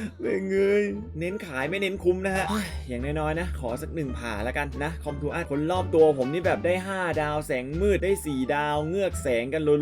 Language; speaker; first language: Thai; native; Thai